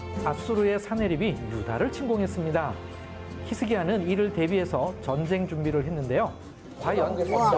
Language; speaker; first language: Korean; native; Korean